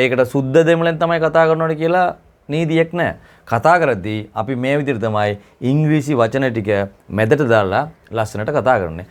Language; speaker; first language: Sinhala; non-native, local second language; Tamil